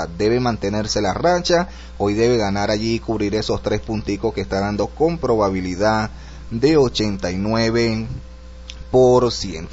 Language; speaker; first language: Spanish; native; Spanish